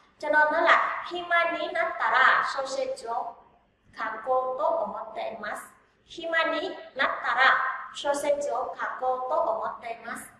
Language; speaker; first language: Japanese; non-native, fluent; Vietnamese